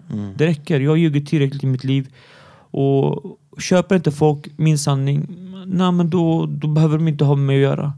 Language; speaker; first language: Swedish; early bilingual, other home language; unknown